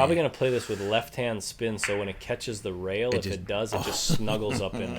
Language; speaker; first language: English; native; English